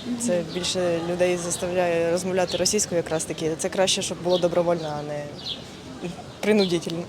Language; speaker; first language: Ukrainian; non-native, local second language; Russian